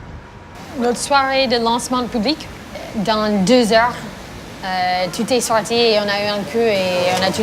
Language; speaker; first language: French; non-native, fluent; English